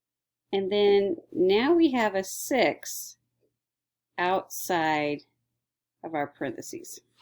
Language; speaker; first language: English; native; English